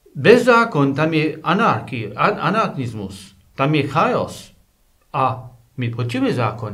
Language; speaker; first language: Czech; non-native, learner; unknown